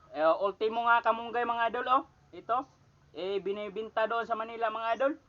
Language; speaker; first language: Filipino; non-native, local second language; Cebuano